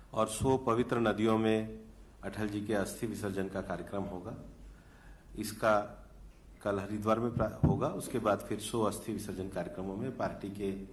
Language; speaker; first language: Hindi; native; Hindi